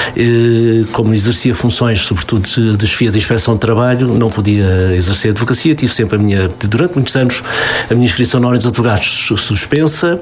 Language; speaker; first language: Portuguese; native; Portuguese